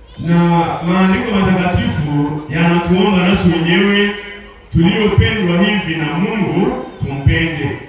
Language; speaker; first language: Swahili; non-native, local second language; Nande